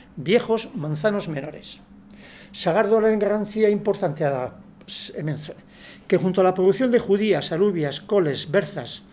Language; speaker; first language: Spanish; non-native, local second language; Basque